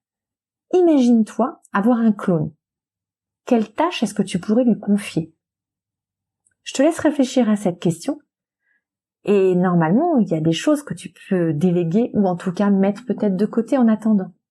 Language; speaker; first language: French; native; French